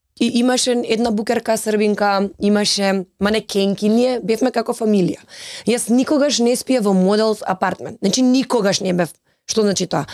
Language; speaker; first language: Macedonian; native; Macedonian